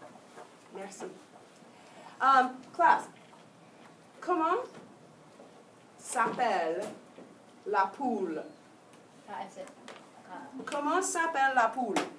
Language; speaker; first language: French; non-native, fluent; English